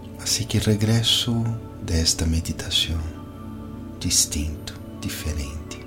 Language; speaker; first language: Spanish; non-native, learner; Portuguese